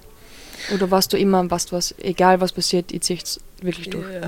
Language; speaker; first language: German; native; German